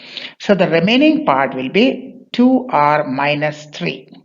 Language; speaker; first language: English; non-native, local second language; Bangla